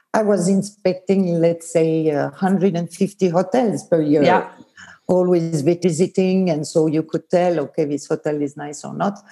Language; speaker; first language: English; non-native, fluent; Swiss German